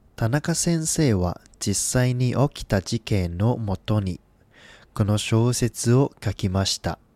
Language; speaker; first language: Japanese; non-native, fluent; Cantonese